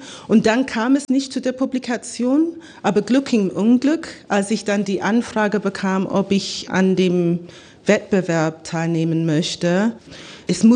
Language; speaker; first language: German; non-native, fluent; English